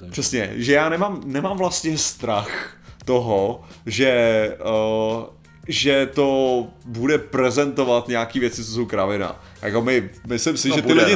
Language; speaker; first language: Czech; native; Czech